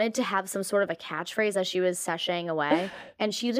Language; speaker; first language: English; native; English